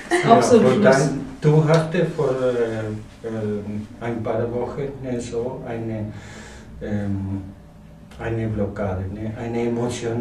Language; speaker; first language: German; non-native, learner; Spanish